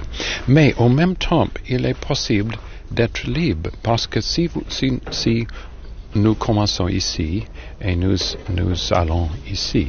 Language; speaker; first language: French; non-native, learner; English